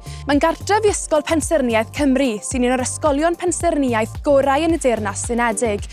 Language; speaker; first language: Welsh; native; Welsh